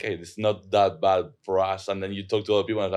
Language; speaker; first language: English; non-native, fluent; Spanish